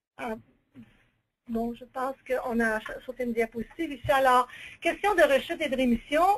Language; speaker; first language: French; native; French